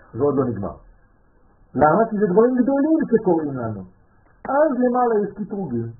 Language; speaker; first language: Hebrew; non-native, fluent; French